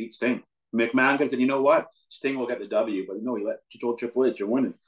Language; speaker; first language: English; native; English